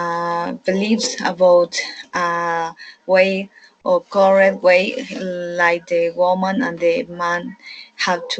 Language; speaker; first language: English; non-native, learner; Spanish